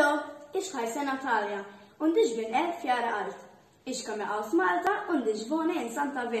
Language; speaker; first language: German; non-native, learner; Maltese